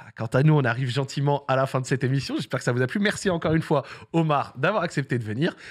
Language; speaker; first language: French; early bilingual, other home language; Arabic